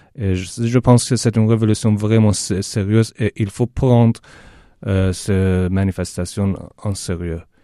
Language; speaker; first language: French; non-native, fluent; Persian